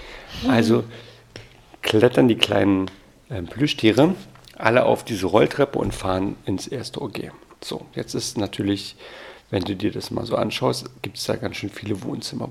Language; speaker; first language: German; native; German